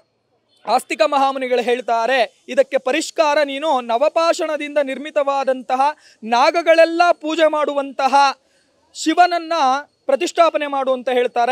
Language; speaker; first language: Kannada; native; Kannada